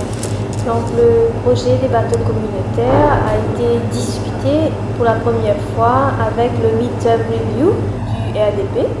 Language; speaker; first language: French; non-native, local second language; Morisyen